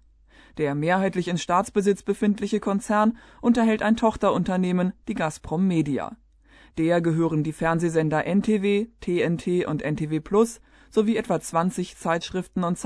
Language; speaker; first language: German; native; German